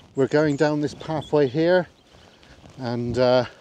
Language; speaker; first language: English; native; English